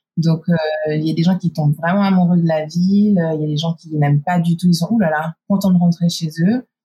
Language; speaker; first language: French; native; French